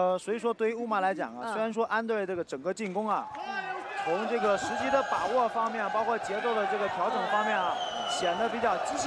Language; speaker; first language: Chinese; native; Chinese